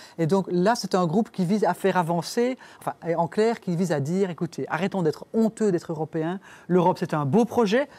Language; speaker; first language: French; native; French